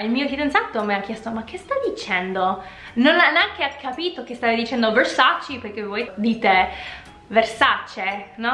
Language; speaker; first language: Italian; non-native, fluent; English